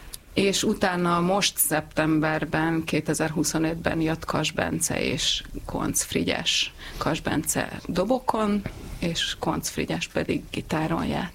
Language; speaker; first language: Hungarian; native; Hungarian